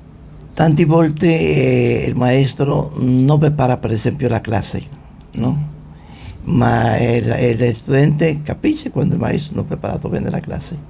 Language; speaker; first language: Italian; non-native, fluent; Spanish